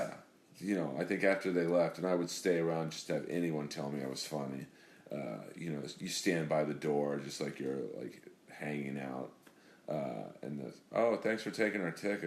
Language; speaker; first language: English; native; English